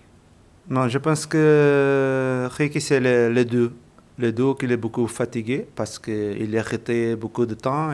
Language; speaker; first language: French; non-native, learner; Portuguese